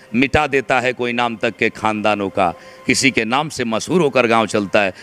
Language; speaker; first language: Hindi; native; Hindi